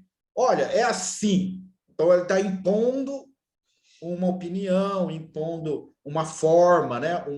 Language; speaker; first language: Portuguese; native; Portuguese